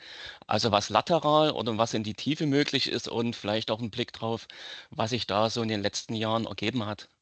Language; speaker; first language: German; native; German